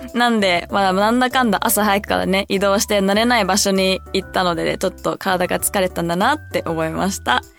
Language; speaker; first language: Japanese; early bilingual, heritage; Japanese